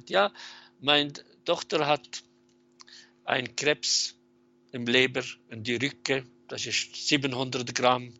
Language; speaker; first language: German; non-native, fluent; Arabic